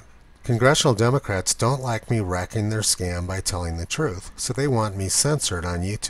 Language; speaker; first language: English; native; English